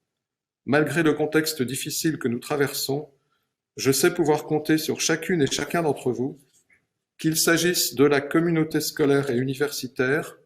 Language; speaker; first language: French; native; French